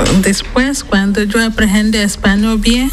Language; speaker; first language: Spanish; non-native, learner; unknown